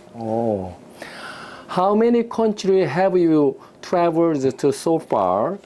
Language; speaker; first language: English; non-native, learner; Korean